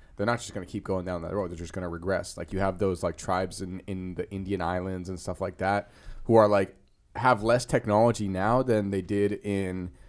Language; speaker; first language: English; native; English